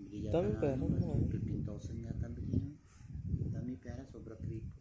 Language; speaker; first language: Filipino; non-native, learner; Punjabi